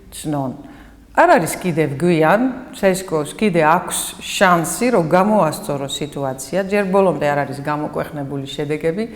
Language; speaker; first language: Georgian; non-native, fluent; Dutch